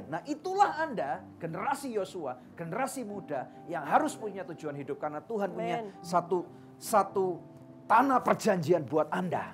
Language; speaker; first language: Indonesian; native; Indonesian